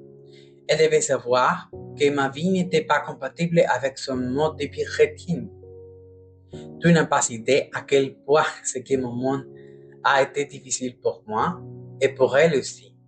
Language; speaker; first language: French; non-native, learner; Spanish